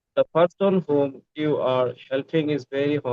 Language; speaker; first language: English; non-native, learner; Bangla